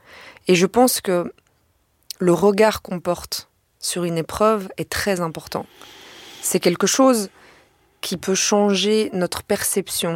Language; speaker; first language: French; native; French